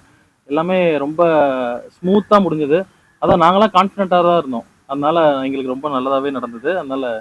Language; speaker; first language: Tamil; native; Tamil